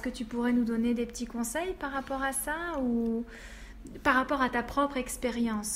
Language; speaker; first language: French; native; French